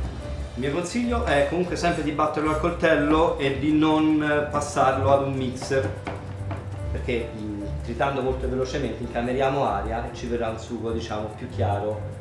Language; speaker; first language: Italian; native; Italian